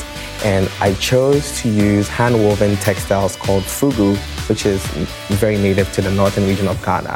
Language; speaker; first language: English; non-native, local second language; Akan